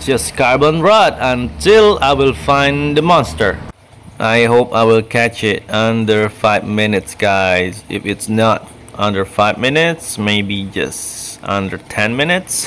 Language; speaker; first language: English; non-native, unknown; Indonesian